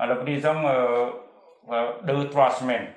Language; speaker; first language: French; non-native, learner; Khmer